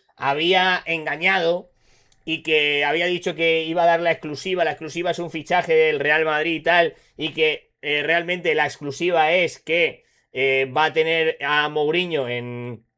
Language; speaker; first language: Spanish; native; Spanish